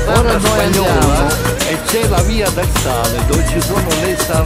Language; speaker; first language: Italian; native; Italian